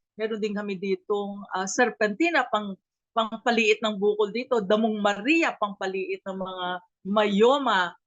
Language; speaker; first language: Filipino; native; Filipino